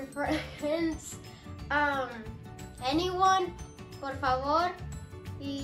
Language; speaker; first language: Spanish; early bilingual, heritage; Spanish